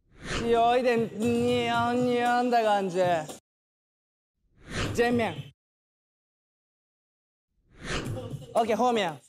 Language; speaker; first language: Chinese; non-native, learner; Thai